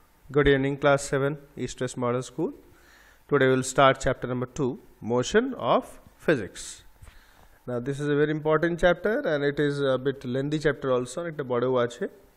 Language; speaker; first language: English; non-native, local second language; Bangla